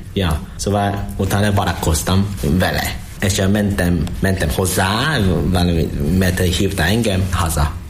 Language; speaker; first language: Hungarian; non-native, learner; Korean